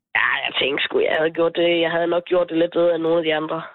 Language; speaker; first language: Danish; native; Danish